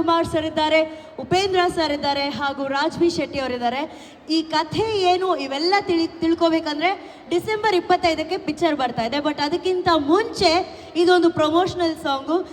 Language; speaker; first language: Kannada; non-native, local second language; Tulu